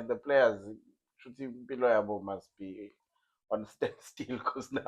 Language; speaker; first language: English; non-native, local second language; Zulu